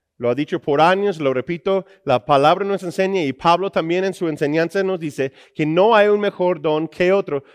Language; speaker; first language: Spanish; non-native, fluent; English